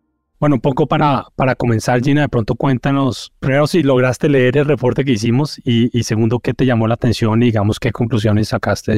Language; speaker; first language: Spanish; native; Spanish